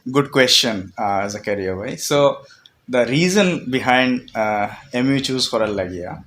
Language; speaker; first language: English; non-native, local second language; Bangla